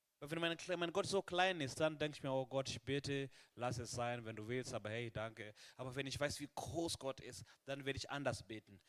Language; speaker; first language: German; non-native, fluent; Swahili